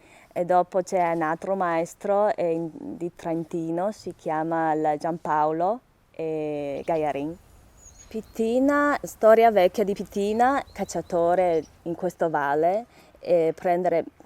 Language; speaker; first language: Italian; non-native, learner; Chinese